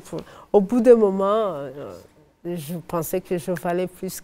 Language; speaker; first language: French; non-native, fluent; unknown